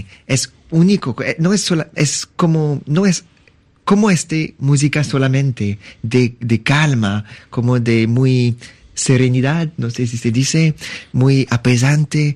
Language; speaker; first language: Spanish; non-native, learner; French